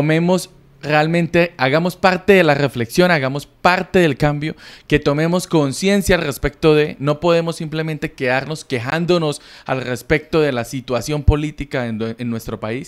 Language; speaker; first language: Spanish; native; Spanish